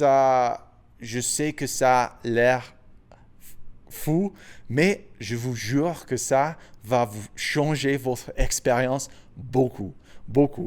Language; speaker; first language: French; non-native, fluent; English